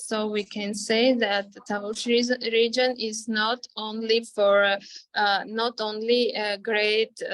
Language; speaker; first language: English; non-native, fluent; Armenian